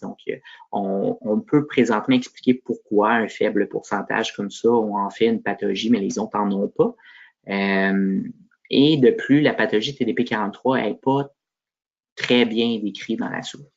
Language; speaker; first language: French; native; French